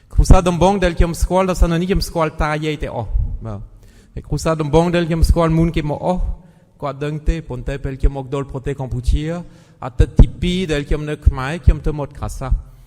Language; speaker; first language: Khmer; non-native, fluent; French